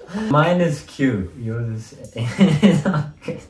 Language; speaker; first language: English; non-native, fluent; Portuguese